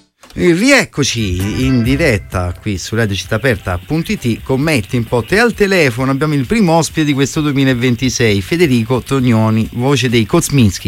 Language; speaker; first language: Italian; native; Italian